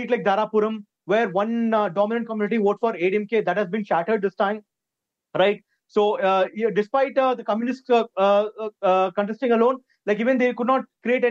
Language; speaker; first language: English; non-native, local second language; Tamil